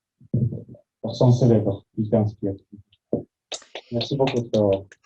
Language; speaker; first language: French; non-native, learner; Russian